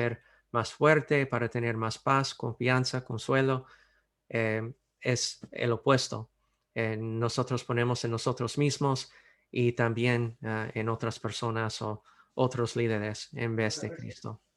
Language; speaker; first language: Spanish; non-native, fluent; English